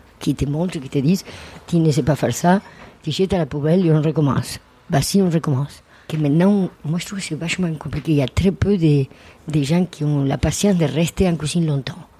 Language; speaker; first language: French; non-native, fluent; Spanish